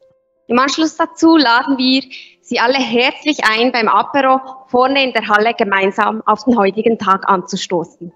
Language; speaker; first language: German; native; German